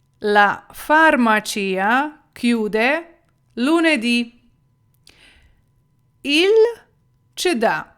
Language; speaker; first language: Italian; non-native, fluent; Ukrainian